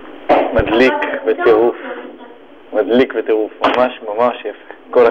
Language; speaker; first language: Hebrew; native; Hebrew